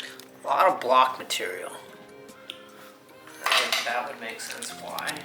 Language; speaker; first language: English; native; English